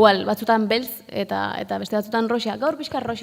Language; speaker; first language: Basque; native; Basque